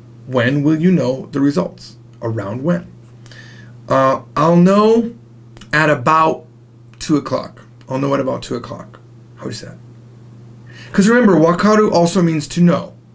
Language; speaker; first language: English; native; English